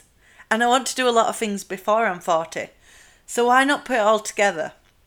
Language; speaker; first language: English; native; English